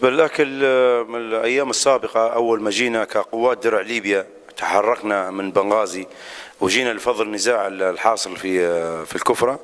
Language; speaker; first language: Arabic; native; Arabic